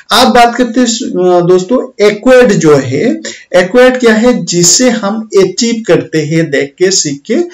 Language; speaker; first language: Hindi; non-native, local second language; Bangla